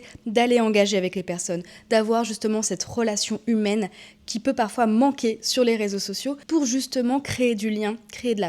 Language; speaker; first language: French; native; French